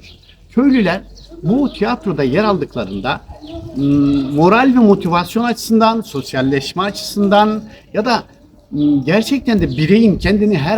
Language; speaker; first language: Turkish; native; Turkish